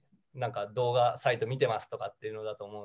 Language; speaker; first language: Japanese; native; Japanese